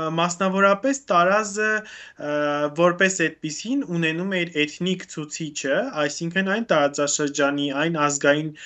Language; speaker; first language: Armenian; native; Armenian